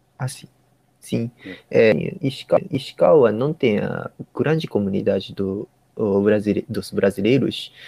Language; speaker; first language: Portuguese; non-native, learner; Japanese